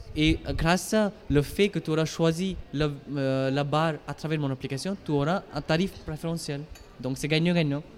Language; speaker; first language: French; non-native, fluent; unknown